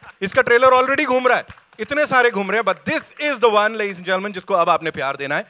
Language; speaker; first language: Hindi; native; Hindi